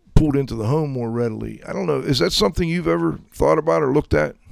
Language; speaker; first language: English; native; English